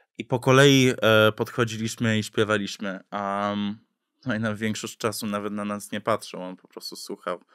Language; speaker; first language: Polish; early bilingual, heritage; English